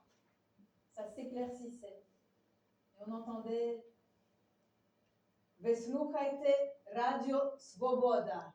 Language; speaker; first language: French; native; French